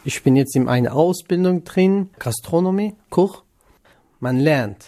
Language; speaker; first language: German; non-native, learner; Kurdish